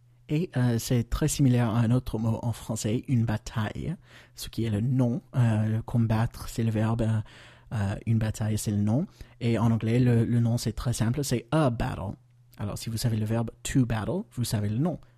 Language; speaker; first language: French; non-native, fluent; English